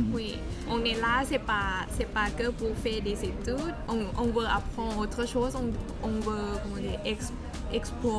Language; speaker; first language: French; non-native, learner; Thai